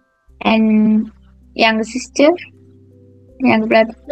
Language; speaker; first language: English; non-native, learner; Sinhala